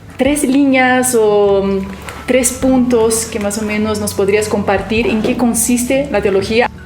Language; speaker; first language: Spanish; native; Spanish